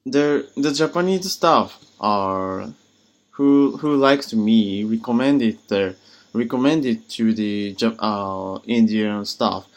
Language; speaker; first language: English; non-native, learner; Japanese